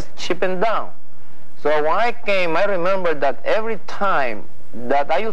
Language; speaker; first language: English; non-native, fluent; Spanish